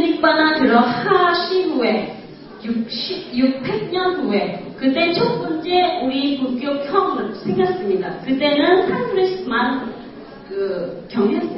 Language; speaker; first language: Korean; non-native, learner; Vietnamese